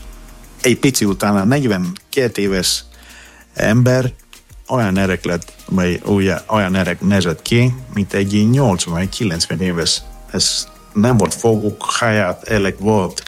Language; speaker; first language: Hungarian; non-native, learner; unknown